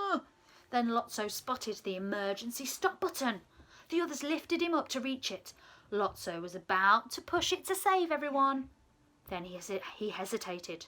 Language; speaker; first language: English; native; English